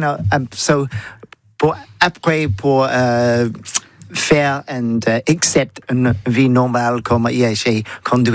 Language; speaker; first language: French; non-native, learner; English